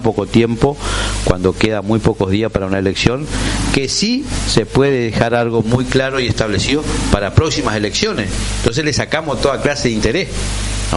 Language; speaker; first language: Spanish; native; Spanish